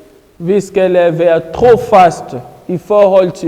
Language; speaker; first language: Swedish; non-native, fluent; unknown